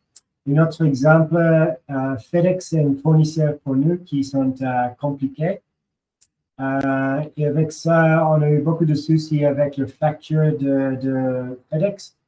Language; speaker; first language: French; non-native, learner; English